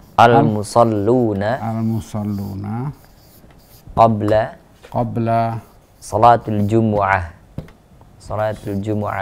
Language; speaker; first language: Arabic; non-native, learner; Indonesian